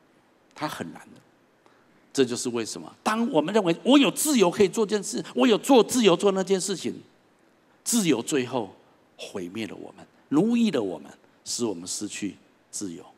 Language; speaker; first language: Chinese; native; Chinese